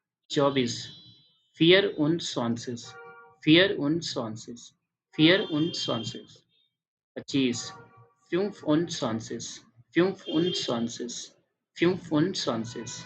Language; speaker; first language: German; non-native, fluent; Hindi